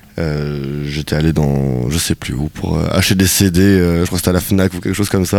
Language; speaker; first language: French; native; French